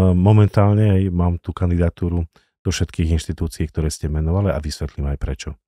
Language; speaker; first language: Slovak; native; Slovak